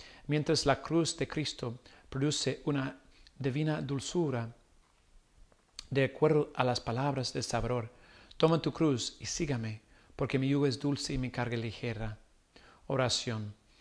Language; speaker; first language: Spanish; non-native, fluent; English